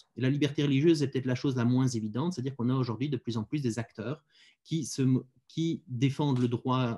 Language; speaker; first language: French; native; French